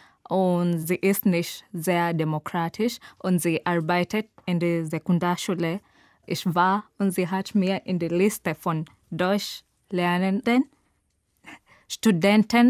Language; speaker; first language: German; non-native, learner; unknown